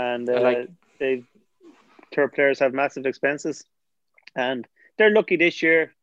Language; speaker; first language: English; native; English